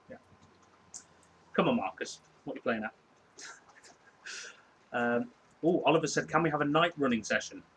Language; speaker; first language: English; native; English